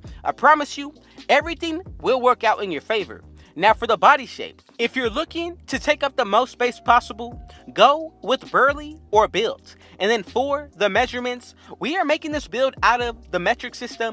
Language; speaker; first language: English; native; English